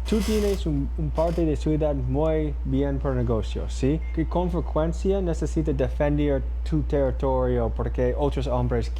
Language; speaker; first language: Spanish; non-native, learner; English